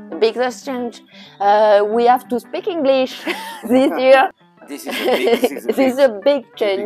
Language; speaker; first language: English; non-native, learner; French